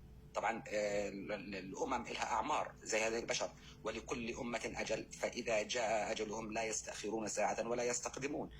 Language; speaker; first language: Arabic; native; Arabic